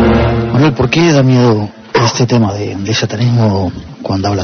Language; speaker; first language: Spanish; native; Spanish